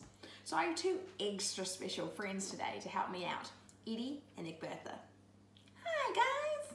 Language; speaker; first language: English; native; English